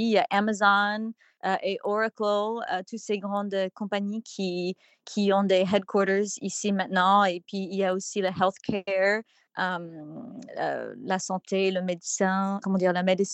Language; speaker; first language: French; non-native, fluent; English